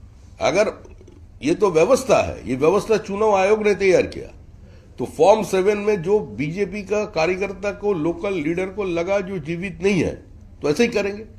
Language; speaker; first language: Hindi; non-native, local second language; Bangla